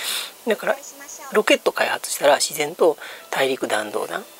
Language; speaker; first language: Japanese; native; Japanese